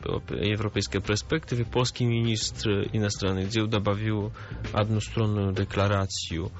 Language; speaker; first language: Ukrainian; non-native, learner; Polish